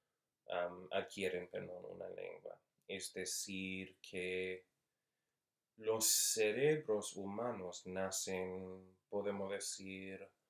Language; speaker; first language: Spanish; non-native, fluent; English